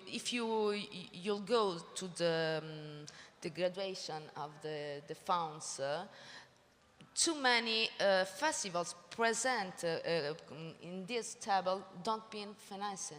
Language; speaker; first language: English; non-native, learner; Italian